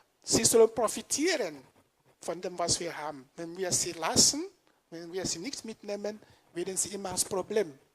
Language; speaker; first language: German; non-native, fluent; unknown